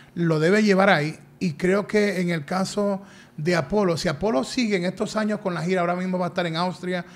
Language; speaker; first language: Spanish; native; Spanish